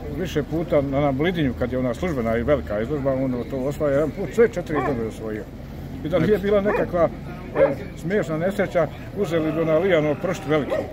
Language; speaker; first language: Bosnian; native; Bosnian